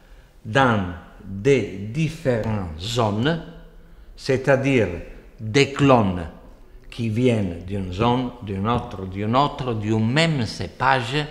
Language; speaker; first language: French; non-native, fluent; Italian